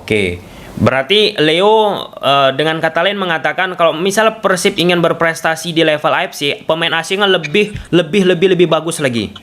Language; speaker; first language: Indonesian; native; Indonesian